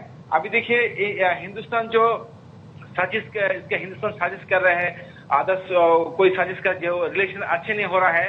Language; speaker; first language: Hindi; non-native, learner; Bangla